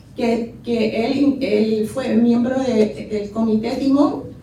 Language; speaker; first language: Spanish; early bilingual, heritage; Spanish